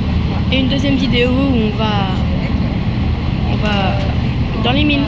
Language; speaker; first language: French; native; French